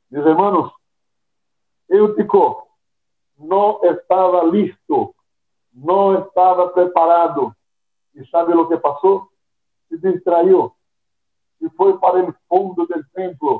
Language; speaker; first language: Spanish; non-native, fluent; Portuguese